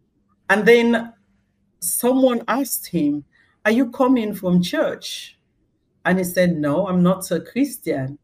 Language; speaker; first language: English; non-native, local second language; Krio